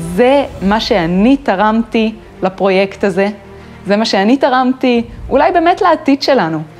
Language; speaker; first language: Hebrew; non-native, fluent; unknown